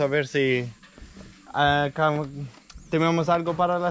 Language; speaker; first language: Spanish; non-native, learner; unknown